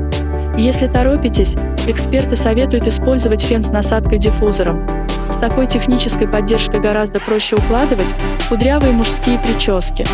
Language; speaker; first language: Russian; native; Russian